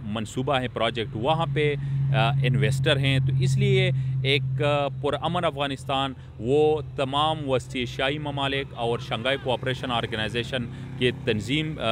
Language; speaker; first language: Urdu; non-native, local second language; Pashto